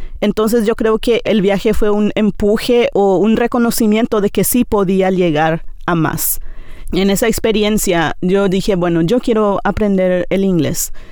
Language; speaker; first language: Spanish; non-native, local second language; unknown